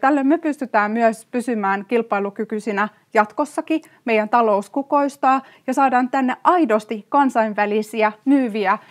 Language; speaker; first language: Finnish; native; Finnish